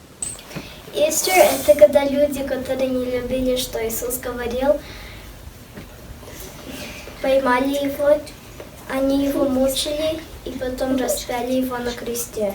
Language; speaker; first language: Russian; early bilingual, heritage; Russian